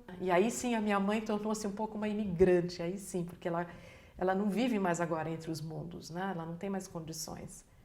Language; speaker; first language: Portuguese; native; Portuguese